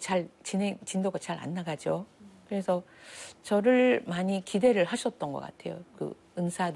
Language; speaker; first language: Korean; early bilingual, heritage; Japanese